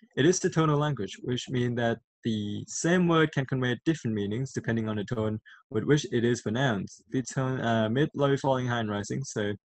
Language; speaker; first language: English; non-native, fluent; Thai